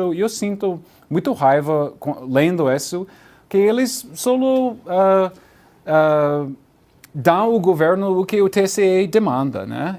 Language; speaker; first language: Portuguese; non-native, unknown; English